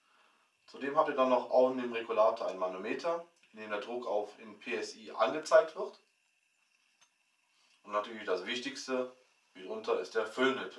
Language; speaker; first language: German; native; German